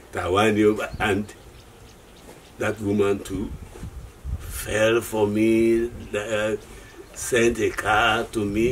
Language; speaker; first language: English; non-native, local second language; Yoruba